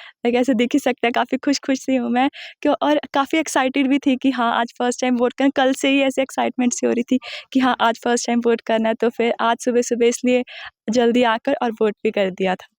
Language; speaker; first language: Hindi; native; Hindi